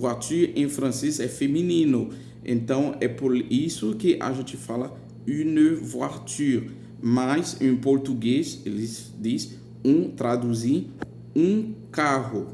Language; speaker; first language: Portuguese; non-native, fluent; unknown